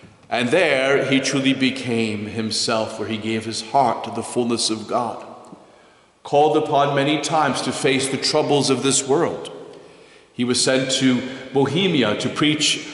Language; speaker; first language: English; native; English